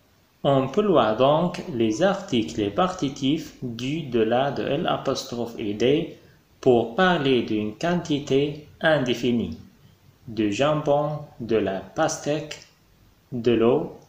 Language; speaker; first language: French; non-native, fluent; Arabic